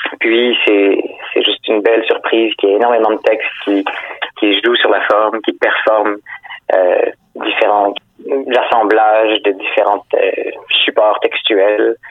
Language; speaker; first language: French; native; French